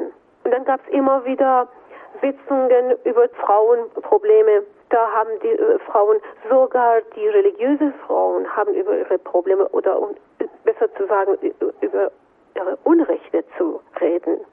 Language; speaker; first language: German; non-native, fluent; Persian